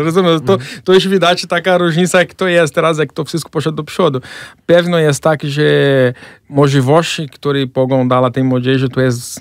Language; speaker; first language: Polish; non-native, fluent; Portuguese